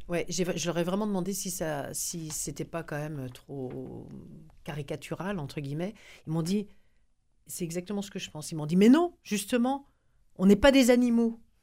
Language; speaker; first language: French; native; French